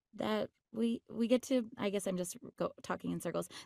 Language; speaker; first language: English; native; English